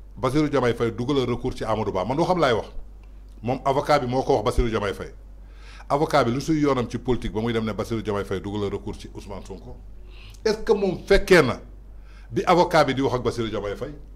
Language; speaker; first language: Wolof; native; Wolof